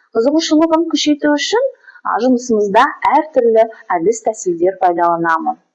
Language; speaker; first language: Kazakh; non-native, local second language; Russian